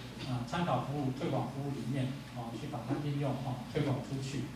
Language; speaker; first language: Chinese; native; Chinese